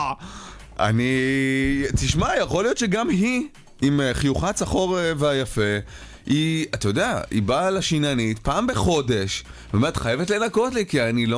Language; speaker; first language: Hebrew; native; Hebrew